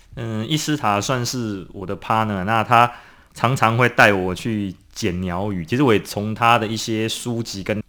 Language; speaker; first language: Chinese; native; Chinese